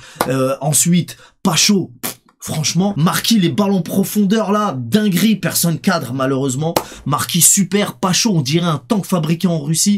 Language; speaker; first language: French; native; French